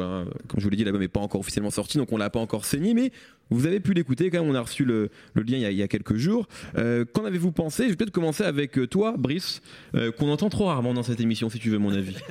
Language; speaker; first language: French; native; French